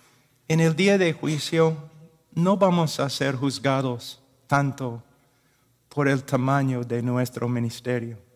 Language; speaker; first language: Spanish; non-native, fluent; English